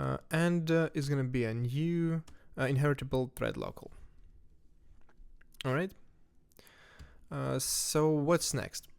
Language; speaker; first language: English; non-native, fluent; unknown